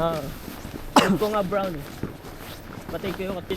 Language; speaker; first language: Filipino; native; Filipino